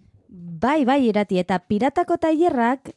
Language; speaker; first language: Basque; non-native, learner; Spanish